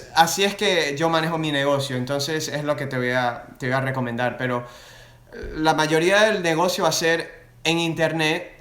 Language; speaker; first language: Spanish; early bilingual, other home language; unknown